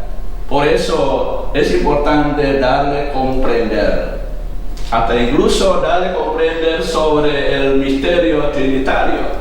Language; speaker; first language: Spanish; non-native, fluent; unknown